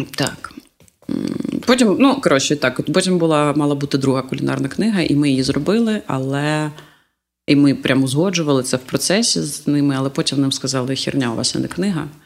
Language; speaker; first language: Ukrainian; non-native, local second language; Russian